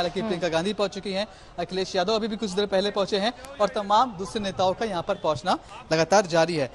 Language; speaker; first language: Hindi; native; Hindi